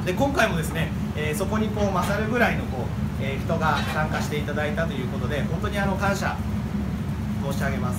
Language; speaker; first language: Japanese; native; Japanese